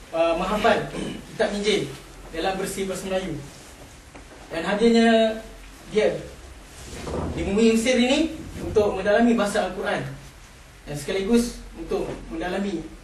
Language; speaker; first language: Malay; native; Malay